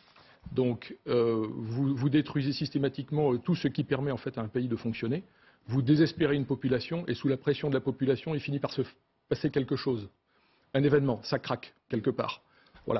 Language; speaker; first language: French; native; French